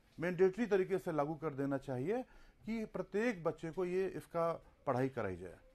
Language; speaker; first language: Hindi; native; Hindi